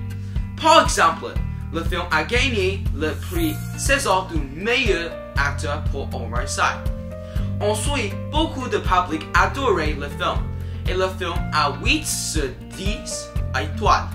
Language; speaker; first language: French; non-native, learner; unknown